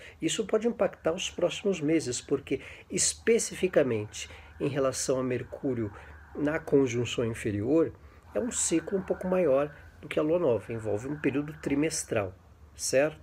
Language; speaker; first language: Portuguese; native; Portuguese